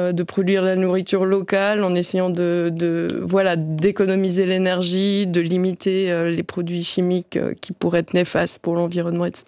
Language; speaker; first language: French; native; French